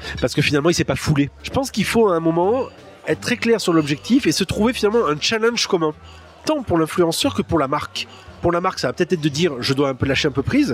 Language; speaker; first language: French; native; French